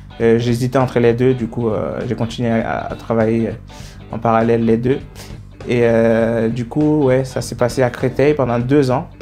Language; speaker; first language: French; non-native, local second language; Haitian Creole